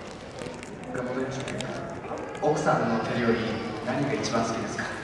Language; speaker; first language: Japanese; native; Japanese